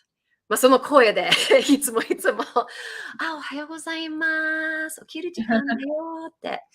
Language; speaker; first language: Japanese; early bilingual, heritage; Japanese